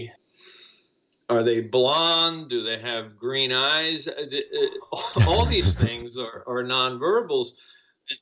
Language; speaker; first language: English; non-native, fluent; Spanish